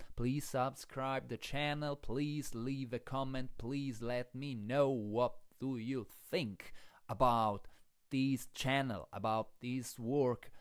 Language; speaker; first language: English; non-native, fluent; Italian